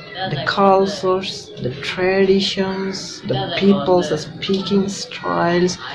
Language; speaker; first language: English; non-native, local second language; Bangla